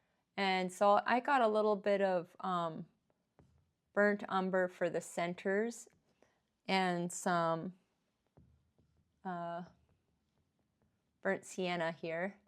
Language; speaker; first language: English; native; English